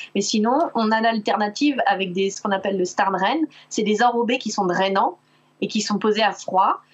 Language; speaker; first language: French; native; French